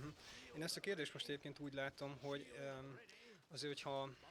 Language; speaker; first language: Hungarian; native; Hungarian